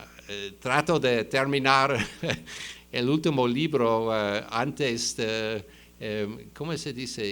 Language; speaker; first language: Spanish; non-native, fluent; English